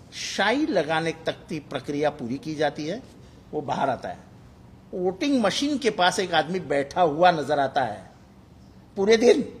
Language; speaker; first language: Hindi; non-native, local second language; Marathi